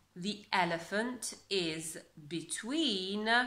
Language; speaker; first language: English; non-native, fluent; Italian